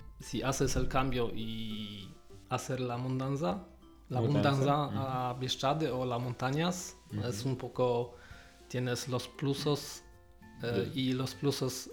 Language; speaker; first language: Spanish; non-native, learner; Polish